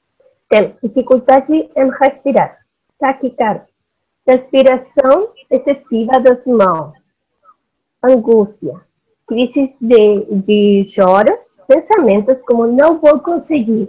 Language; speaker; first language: Portuguese; non-native, learner; Spanish